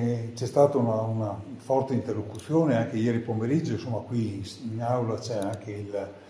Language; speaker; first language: Italian; native; Italian